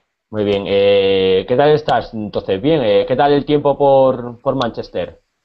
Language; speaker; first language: Spanish; native; Spanish